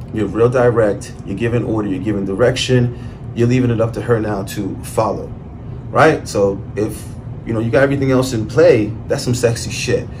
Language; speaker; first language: English; native; English